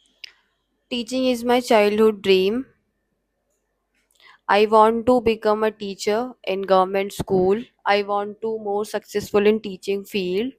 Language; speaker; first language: English; non-native, learner; Urdu